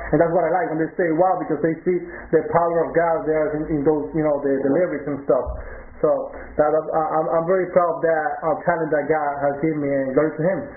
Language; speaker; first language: English; non-native, local second language; Spanish